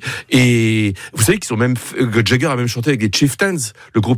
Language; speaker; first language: French; native; French